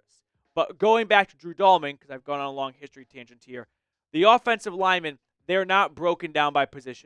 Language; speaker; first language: English; native; English